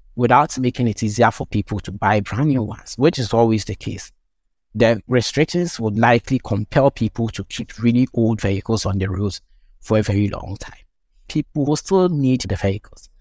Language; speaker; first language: English; non-native, local second language; Akan